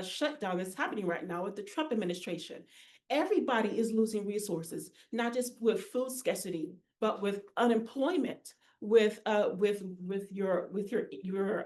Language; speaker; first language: English; native; English